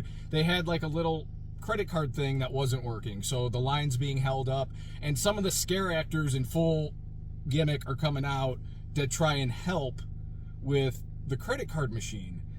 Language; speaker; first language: English; native; English